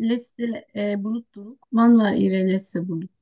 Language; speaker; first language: German; non-native, learner; Turkish